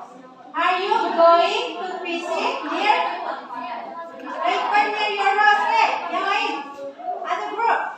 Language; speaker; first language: English; non-native, learner; Indonesian